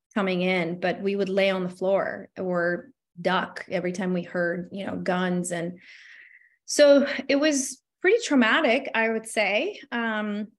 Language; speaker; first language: English; non-native, fluent; Albanian